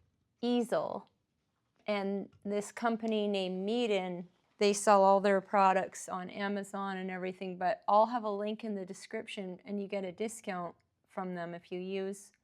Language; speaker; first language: English; native; English